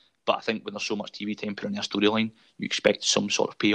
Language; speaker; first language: English; native; English